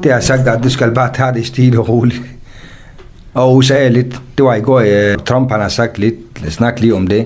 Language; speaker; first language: Danish; non-native, fluent; Kurdish